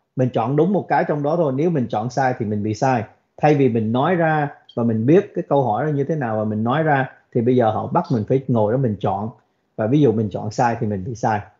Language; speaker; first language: Vietnamese; early bilingual, other home language; English